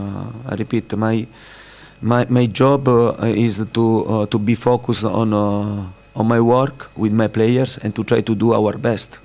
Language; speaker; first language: English; non-native, fluent; Italian